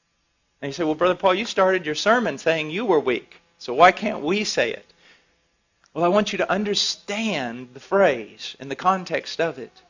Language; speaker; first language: English; native; English